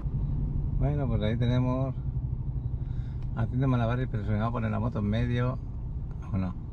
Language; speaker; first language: Spanish; native; Spanish